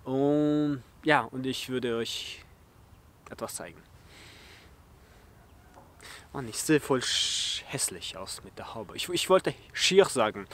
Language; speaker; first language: German; early bilingual, other home language; Chechen